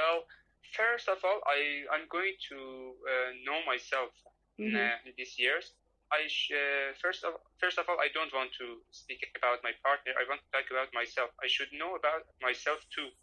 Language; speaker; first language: English; non-native, learner; Persian